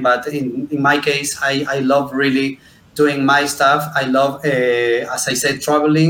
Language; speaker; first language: English; non-native, fluent; Spanish